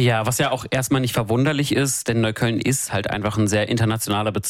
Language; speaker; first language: German; native; German